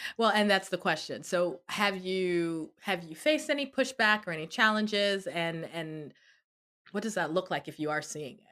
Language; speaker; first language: English; early bilingual, other home language; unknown